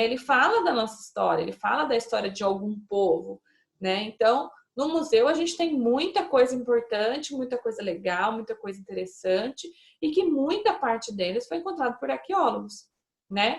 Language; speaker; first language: Portuguese; native; Portuguese